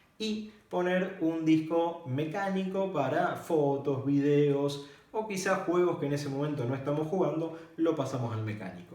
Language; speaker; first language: Spanish; native; Spanish